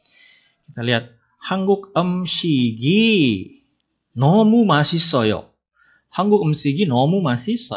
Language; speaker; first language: Korean; non-native, fluent; Indonesian